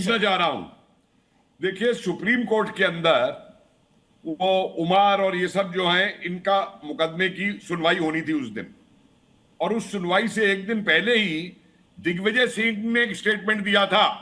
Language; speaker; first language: Hindi; native; Hindi